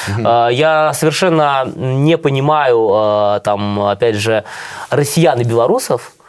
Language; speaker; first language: Russian; native; Russian